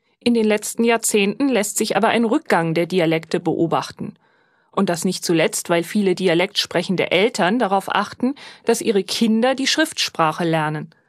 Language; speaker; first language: German; native; German